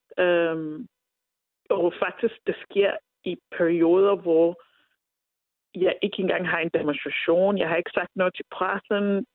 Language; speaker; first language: Danish; non-native, fluent; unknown